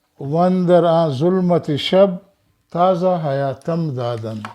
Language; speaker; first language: Persian; non-native, fluent; Pashto